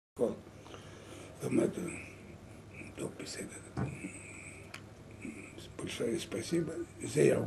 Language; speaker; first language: Hebrew; non-native, learner; Lithuanian